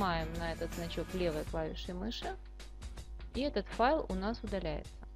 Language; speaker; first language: Russian; native; Russian